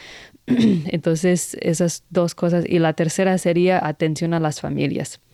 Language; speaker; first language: Spanish; non-native, fluent; English